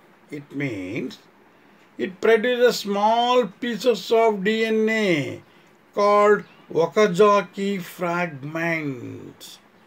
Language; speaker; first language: English; non-native, local second language; Kannada